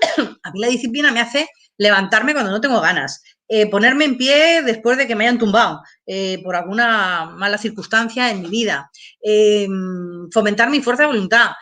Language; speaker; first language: Spanish; native; Spanish